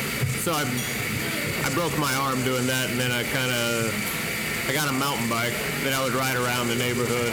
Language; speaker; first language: English; native; English